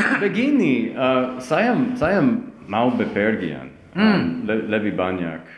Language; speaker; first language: Indonesian; non-native, learner; English